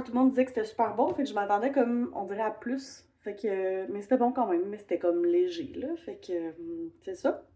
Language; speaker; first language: French; native; French